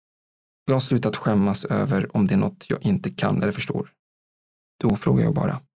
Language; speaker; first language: Swedish; non-native, fluent; Arabic